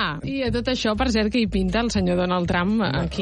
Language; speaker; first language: Catalan; native; Catalan